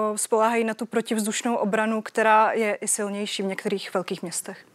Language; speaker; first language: Czech; non-native, fluent; Ukrainian